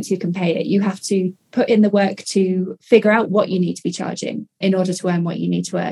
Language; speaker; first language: English; native; English